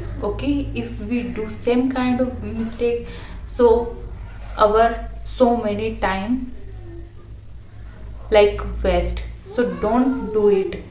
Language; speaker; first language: English; non-native, learner; Hindi